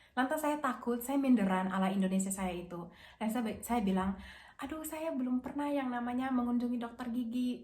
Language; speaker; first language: Indonesian; native; Indonesian